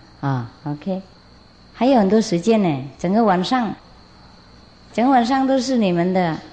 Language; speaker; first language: Chinese; non-native, fluent; Vietnamese